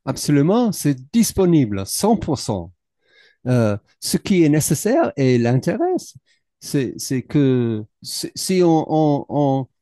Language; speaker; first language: French; non-native, learner; English